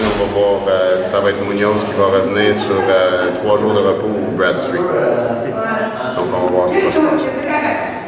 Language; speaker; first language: French; native; French